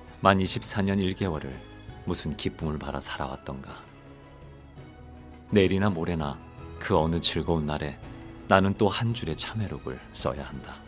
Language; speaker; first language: Korean; native; Korean